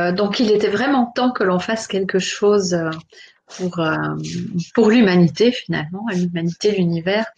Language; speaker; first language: French; native; French